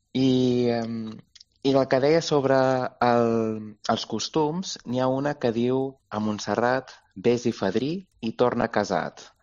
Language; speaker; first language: Catalan; native; Catalan